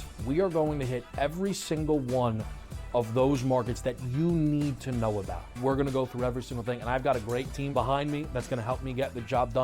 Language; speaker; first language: English; native; English